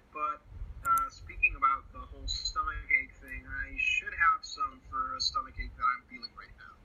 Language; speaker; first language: English; non-native, fluent; Spanish